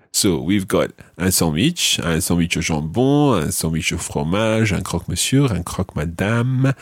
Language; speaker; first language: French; non-native, fluent; English